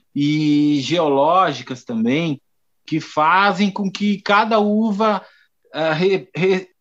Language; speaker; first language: Portuguese; native; Portuguese